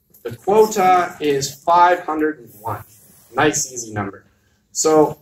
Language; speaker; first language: English; native; English